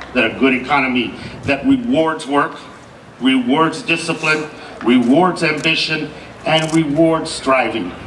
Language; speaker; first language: English; early bilingual, other home language; Spanish